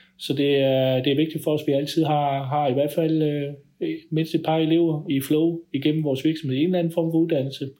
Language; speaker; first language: Danish; native; Danish